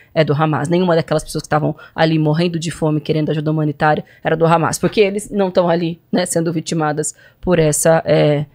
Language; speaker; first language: Portuguese; native; Portuguese